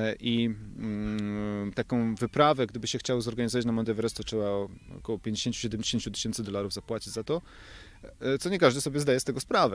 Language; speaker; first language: Polish; native; Polish